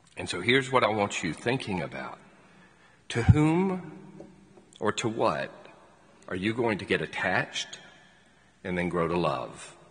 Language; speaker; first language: English; native; English